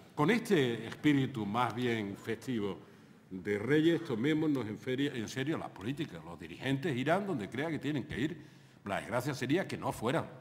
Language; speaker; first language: Spanish; native; Spanish